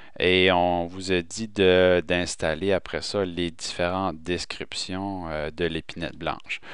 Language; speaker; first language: French; native; French